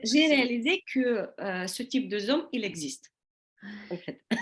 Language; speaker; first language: French; non-native, learner; Russian